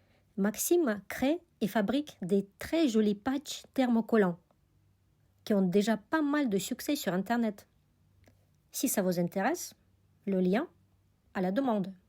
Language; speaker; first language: French; non-native, fluent; Russian